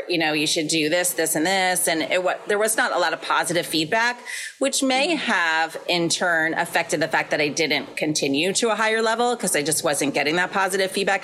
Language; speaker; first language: English; native; English